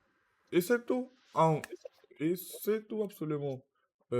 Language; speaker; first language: French; non-native, learner; Russian